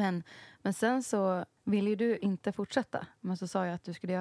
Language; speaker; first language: Swedish; native; Swedish